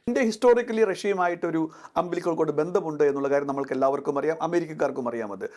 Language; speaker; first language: Malayalam; native; Malayalam